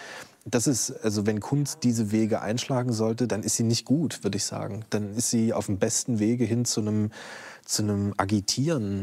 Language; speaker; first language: German; native; German